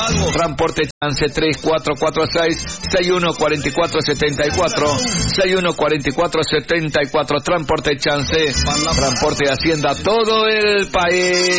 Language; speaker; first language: Spanish; native; Spanish